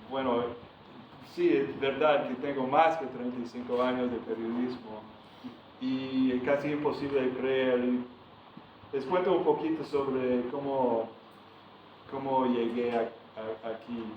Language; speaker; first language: Spanish; non-native, fluent; English